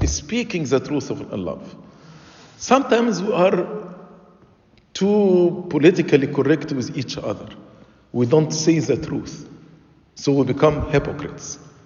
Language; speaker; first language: English; non-native, fluent; Arabic